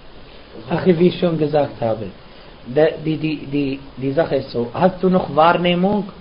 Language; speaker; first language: German; non-native, fluent; Arabic